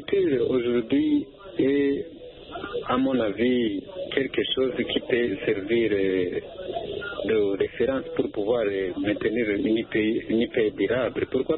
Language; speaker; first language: French; non-native, local second language; Rundi